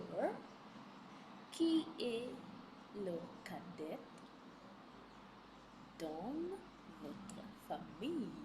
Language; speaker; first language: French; non-native, fluent; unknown